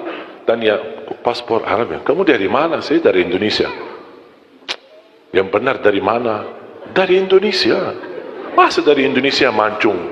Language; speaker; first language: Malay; non-native, fluent; Arabic